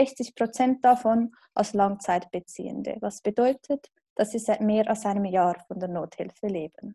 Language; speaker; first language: German; native; German